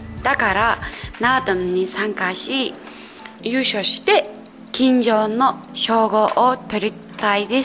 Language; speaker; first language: Japanese; non-native, fluent; Mongolian